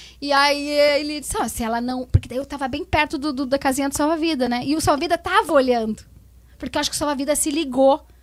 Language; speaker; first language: Portuguese; native; Portuguese